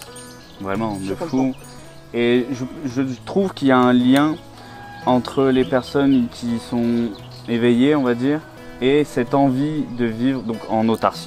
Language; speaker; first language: French; native; French